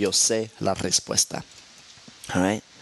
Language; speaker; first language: Spanish; non-native, fluent; English